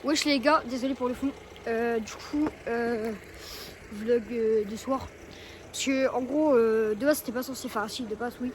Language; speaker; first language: French; native; French